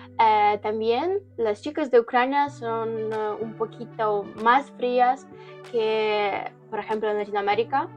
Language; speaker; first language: Spanish; non-native, learner; Ukrainian